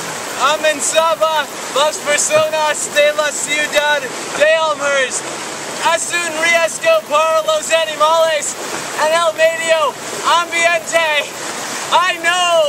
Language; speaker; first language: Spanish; non-native, learner; English